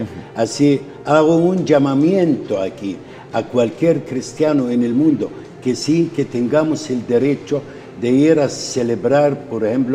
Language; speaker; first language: Spanish; non-native, fluent; Arabic